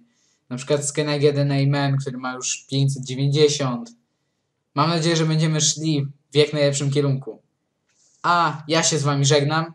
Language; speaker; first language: Polish; native; Polish